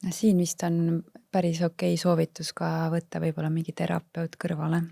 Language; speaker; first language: Estonian; native; Estonian